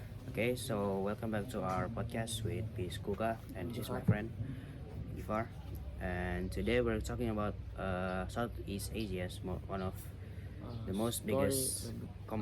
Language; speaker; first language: English; non-native, fluent; Indonesian